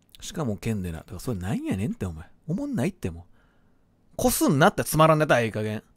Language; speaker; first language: Japanese; native; Japanese